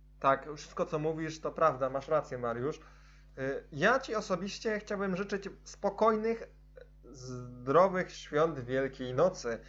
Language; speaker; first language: Polish; native; Polish